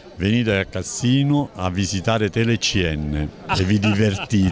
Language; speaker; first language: Italian; native; Italian